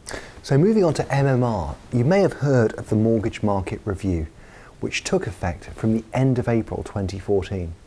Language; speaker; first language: English; native; English